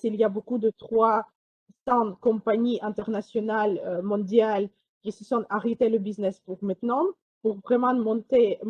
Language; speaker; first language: French; non-native, fluent; Ukrainian